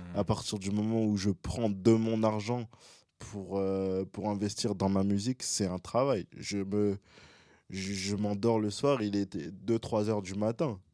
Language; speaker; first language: French; early bilingual, other home language; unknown